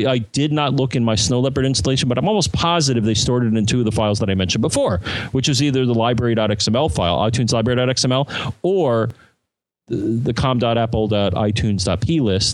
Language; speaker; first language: English; native; English